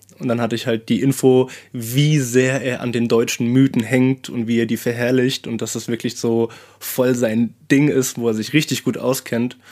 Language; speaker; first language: German; native; German